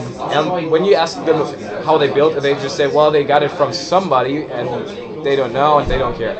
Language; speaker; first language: English; non-native, fluent; German